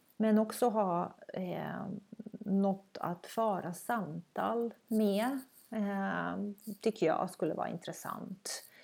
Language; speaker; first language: Swedish; non-native, fluent; Croatian